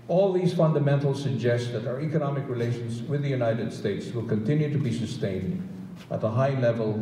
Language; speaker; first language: English; non-native, local second language; Filipino